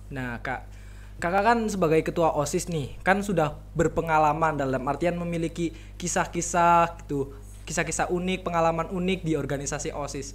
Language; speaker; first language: Indonesian; native; Indonesian